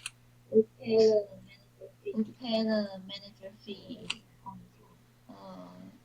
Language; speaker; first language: English; non-native, learner; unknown